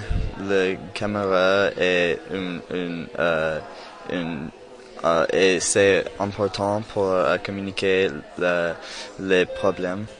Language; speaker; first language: French; non-native, learner; English